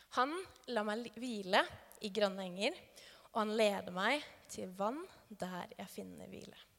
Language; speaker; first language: Norwegian; native; Norwegian